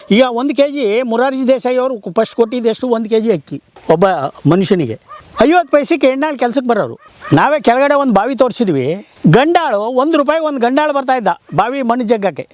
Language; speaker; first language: Kannada; native; Kannada